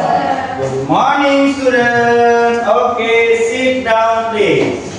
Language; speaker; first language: English; non-native, learner; Indonesian